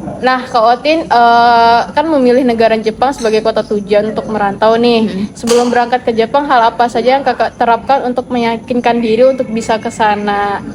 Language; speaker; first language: Indonesian; native; Indonesian